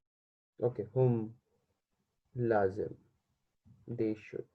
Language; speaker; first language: English; non-native, learner; Hindi